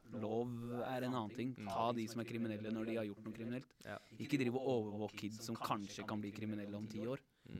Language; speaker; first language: Norwegian; native; Norwegian